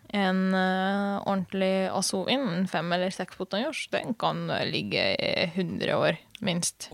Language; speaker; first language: Norwegian; non-native, fluent; Hungarian